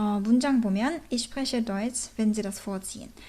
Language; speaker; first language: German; non-native, fluent; Korean